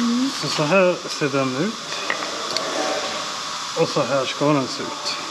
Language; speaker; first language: Swedish; native; Swedish